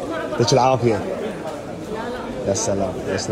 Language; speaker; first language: Arabic; native; Arabic